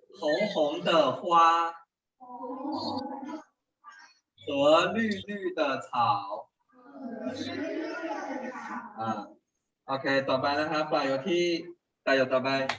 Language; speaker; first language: Chinese; non-native, fluent; Thai